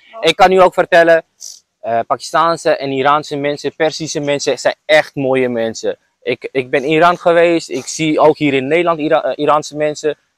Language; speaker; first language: Dutch; non-native, fluent; Urdu